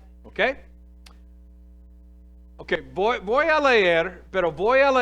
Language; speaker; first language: Spanish; non-native, fluent; English